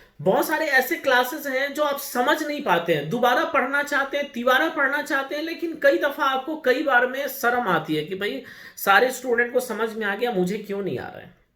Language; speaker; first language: Hindi; native; Hindi